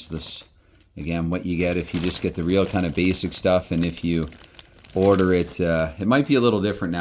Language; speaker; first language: English; native; English